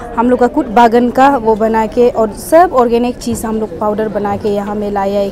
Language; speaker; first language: Hindi; non-native, local second language; Nyishi